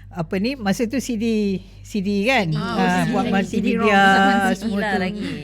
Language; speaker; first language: Malay; native; Malay